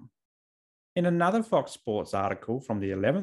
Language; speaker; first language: English; native; English